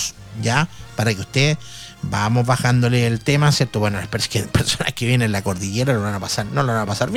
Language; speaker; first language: Spanish; native; Spanish